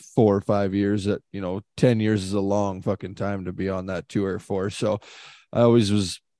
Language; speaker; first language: English; native; English